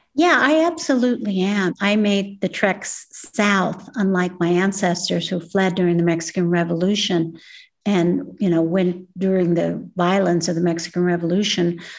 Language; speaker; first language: English; early bilingual, other home language; Spanish